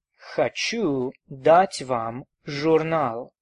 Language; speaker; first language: Russian; non-native, fluent; English